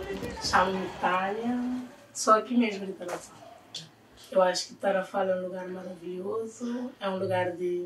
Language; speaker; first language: Portuguese; non-native, local second language; Kabuverdianu